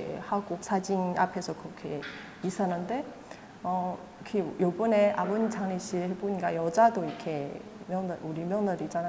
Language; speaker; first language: Korean; non-native, fluent; Chinese